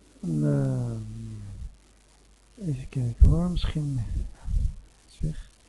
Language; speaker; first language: Dutch; non-native, fluent; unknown